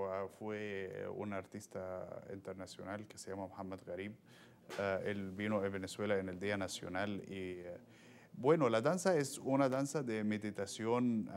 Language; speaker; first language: Spanish; non-native, fluent; Arabic